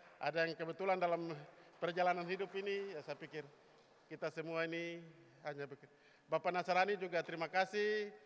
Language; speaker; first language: Indonesian; native; Indonesian